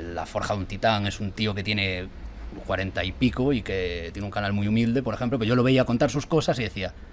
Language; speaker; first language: Spanish; native; Spanish